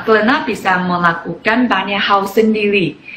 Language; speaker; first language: Indonesian; non-native, fluent; Chinese